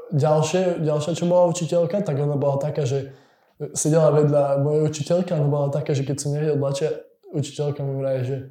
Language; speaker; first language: Slovak; native; Slovak